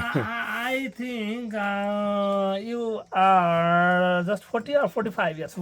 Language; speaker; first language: English; non-native, learner; Nepali